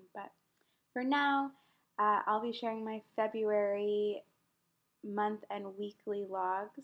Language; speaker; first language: English; native; English